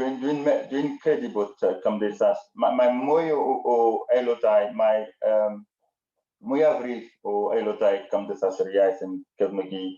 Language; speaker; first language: Welsh; non-native, learner; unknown